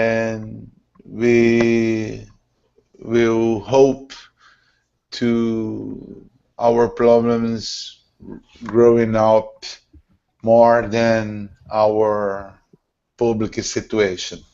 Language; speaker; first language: English; non-native, learner; Portuguese